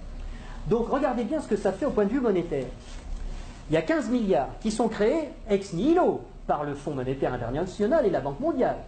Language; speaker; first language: French; native; French